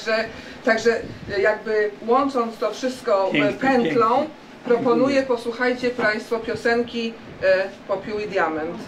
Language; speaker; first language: Polish; native; Polish